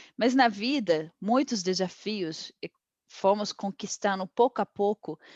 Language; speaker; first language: Portuguese; non-native, fluent; Arabic